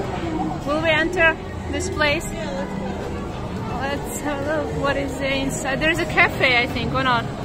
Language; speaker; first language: English; non-native, learner; Russian